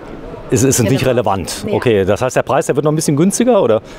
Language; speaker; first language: German; native; German